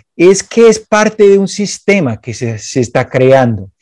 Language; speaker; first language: Spanish; non-native, fluent; English